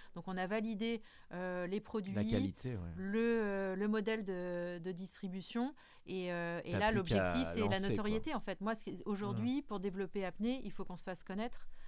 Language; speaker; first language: French; native; French